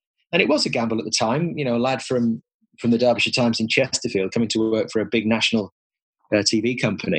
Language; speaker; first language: English; native; English